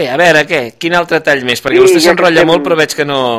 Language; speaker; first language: Catalan; native; Catalan